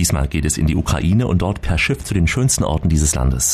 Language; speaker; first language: German; native; German